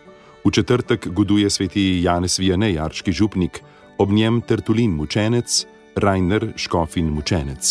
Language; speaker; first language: Slovenian; native; Slovenian